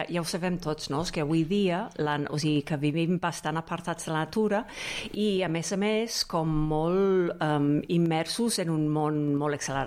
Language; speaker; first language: Catalan; non-native, fluent; English